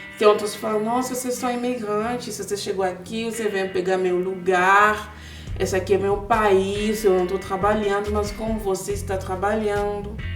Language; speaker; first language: Portuguese; non-native, fluent; Swahili